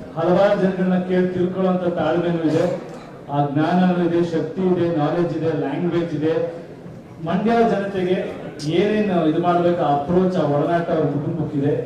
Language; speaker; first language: Kannada; native; Kannada